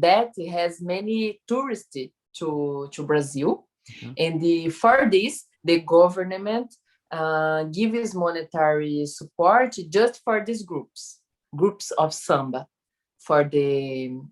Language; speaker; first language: English; non-native, learner; Portuguese